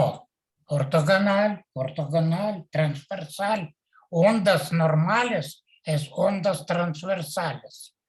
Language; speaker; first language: Spanish; non-native, learner; Portuguese